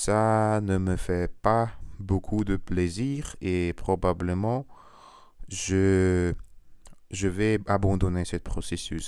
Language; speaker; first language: French; non-native, learner; Russian